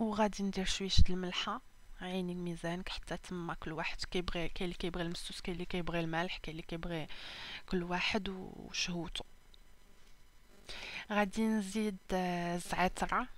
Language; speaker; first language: Arabic; native; Arabic